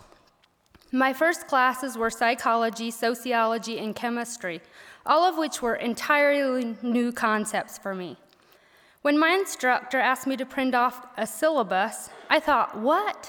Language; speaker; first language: English; early bilingual, other home language; Pennsylvania German